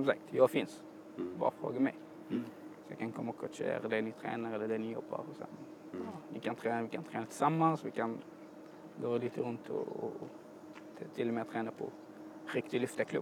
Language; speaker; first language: Swedish; non-native, fluent; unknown